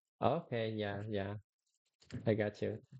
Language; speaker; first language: English; non-native, learner; Vietnamese